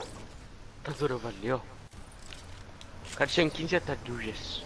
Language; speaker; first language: Portuguese; native; Portuguese